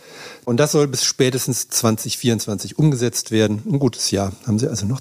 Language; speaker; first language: German; native; German